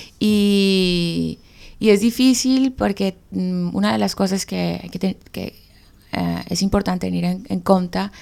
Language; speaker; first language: Catalan; non-native, fluent; Spanish